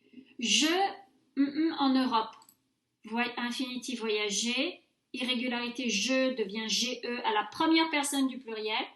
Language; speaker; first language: French; non-native, fluent; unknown